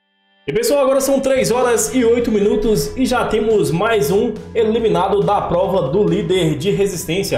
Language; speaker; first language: Portuguese; native; Portuguese